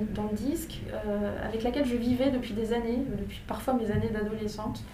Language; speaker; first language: French; native; French